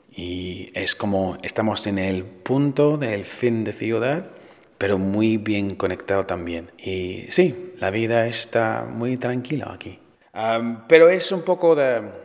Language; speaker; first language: Spanish; non-native, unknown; English